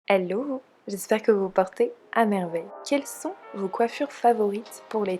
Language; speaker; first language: French; native; French